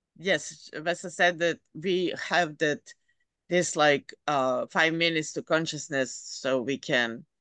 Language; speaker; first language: English; non-native, fluent; Serbian